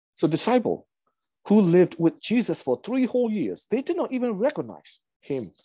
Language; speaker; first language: English; non-native, fluent; Burmese